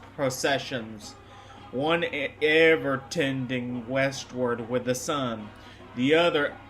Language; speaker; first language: English; native; English